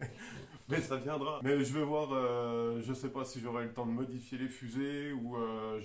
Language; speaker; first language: French; native; French